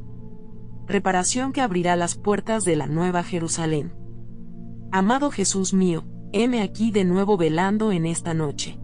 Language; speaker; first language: Spanish; native; Spanish